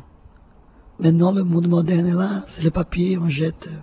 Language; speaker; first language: French; non-native, fluent; Portuguese